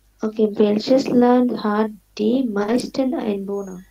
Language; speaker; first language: German; non-native, learner; Bangla